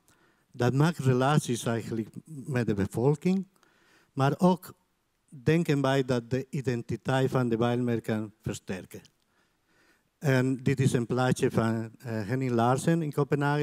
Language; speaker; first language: Dutch; non-native, fluent; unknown